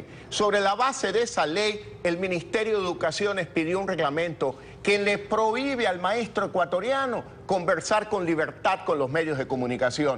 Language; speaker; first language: Spanish; native; Spanish